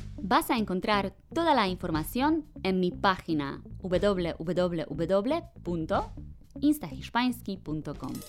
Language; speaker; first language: Spanish; non-native, fluent; Polish